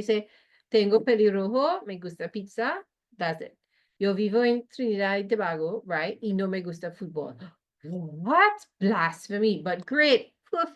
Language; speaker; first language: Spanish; non-native, fluent; English